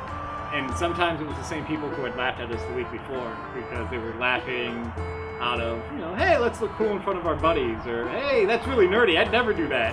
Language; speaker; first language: English; native; English